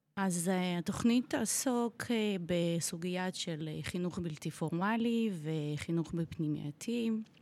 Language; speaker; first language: Hebrew; non-native, fluent; Russian